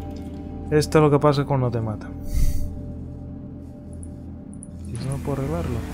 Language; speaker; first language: Spanish; native; Spanish